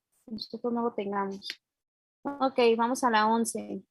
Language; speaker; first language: Spanish; native; Spanish